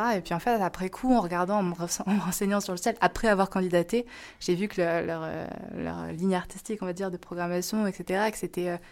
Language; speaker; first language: French; native; French